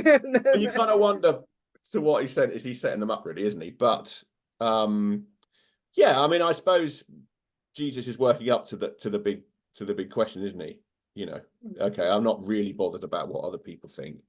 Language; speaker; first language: English; native; English